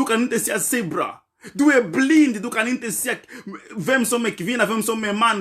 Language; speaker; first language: Swedish; non-native, fluent; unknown